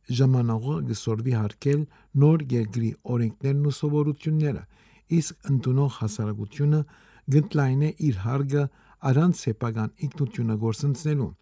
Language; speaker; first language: Armenian; early bilingual, heritage; Armenian